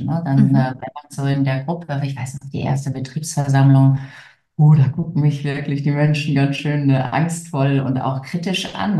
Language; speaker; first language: German; native; German